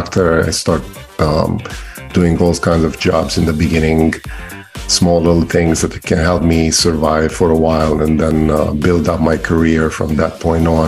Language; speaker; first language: English; non-native, fluent; Romanian